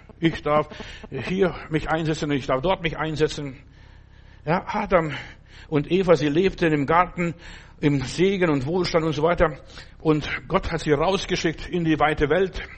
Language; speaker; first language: German; non-native, fluent; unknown